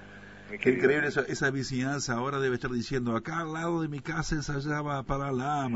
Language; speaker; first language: Spanish; native; Spanish